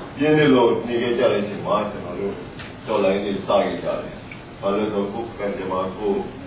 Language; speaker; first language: Burmese; non-native, local second language; Mon